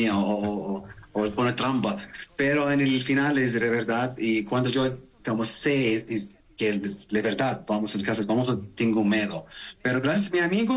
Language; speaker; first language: Spanish; non-native, learner; Arabic